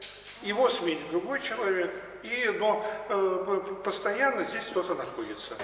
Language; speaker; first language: Russian; native; Russian